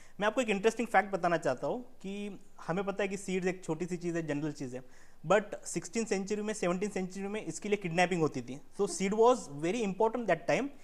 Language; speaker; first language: Hindi; non-native, local second language; Marathi